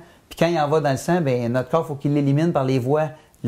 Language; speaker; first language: French; native; French